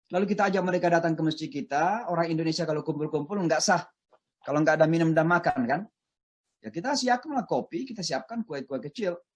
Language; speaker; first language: Indonesian; non-native, local second language; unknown